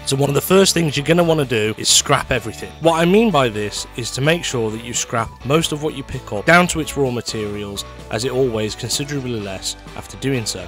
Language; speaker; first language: English; native; English